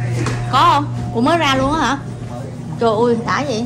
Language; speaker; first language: Vietnamese; native; Vietnamese